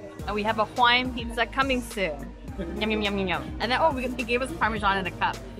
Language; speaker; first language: English; early bilingual, other home language; Vietnamese